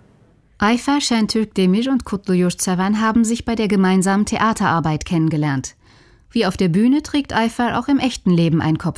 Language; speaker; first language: German; native; German